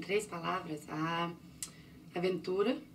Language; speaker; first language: Portuguese; early bilingual, heritage; English